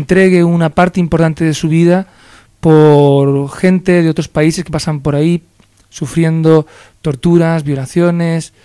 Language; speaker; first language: Spanish; native; Spanish